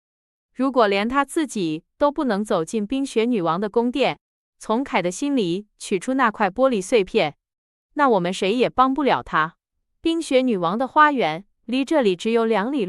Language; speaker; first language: Chinese; native; Chinese